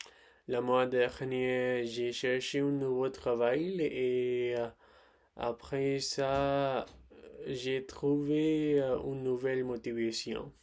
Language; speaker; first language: French; non-native, learner; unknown